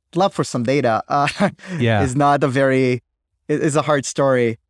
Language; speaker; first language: English; non-native, fluent; Hebrew